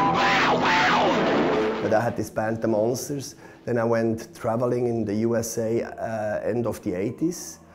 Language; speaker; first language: English; non-native, fluent; Swiss German